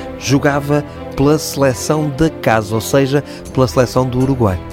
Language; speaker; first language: Portuguese; native; Portuguese